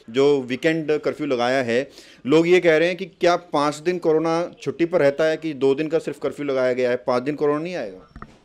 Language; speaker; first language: Hindi; native; Hindi